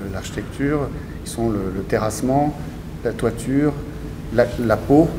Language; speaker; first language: French; native; French